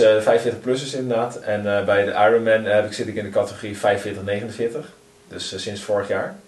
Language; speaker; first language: Dutch; native; Dutch